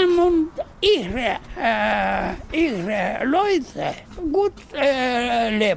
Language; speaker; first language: German; non-native, learner; Russian